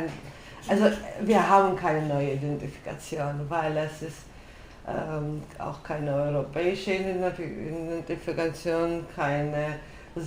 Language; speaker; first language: German; non-native, fluent; Georgian